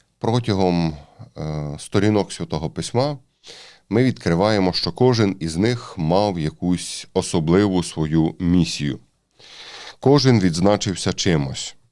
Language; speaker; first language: Ukrainian; native; Ukrainian